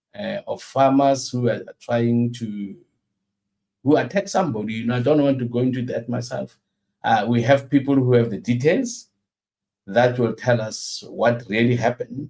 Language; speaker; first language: English; non-native, local second language; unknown